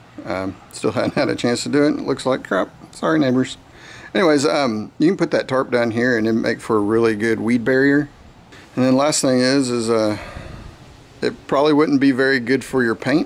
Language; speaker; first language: English; native; English